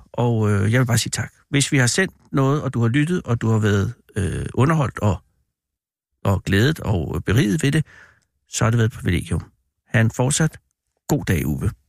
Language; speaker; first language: Danish; native; Danish